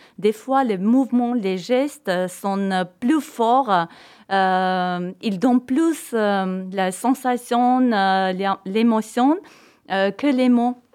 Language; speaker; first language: French; non-native, fluent; Armenian